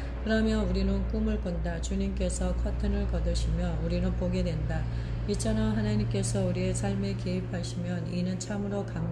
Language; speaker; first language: Korean; native; Korean